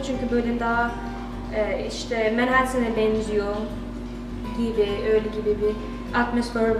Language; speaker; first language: Turkish; early bilingual, heritage; Turkish